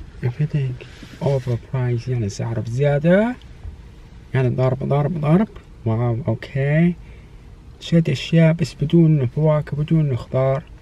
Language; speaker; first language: Arabic; non-native, learner; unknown